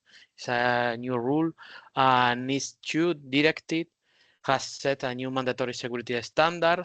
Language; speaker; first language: English; non-native, learner; Spanish